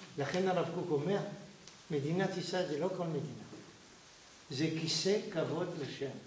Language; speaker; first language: Hebrew; non-native, fluent; French